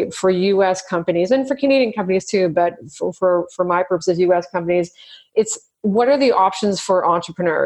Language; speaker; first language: English; native; English